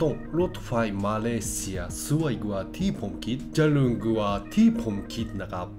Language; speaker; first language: Thai; non-native, learner; Japanese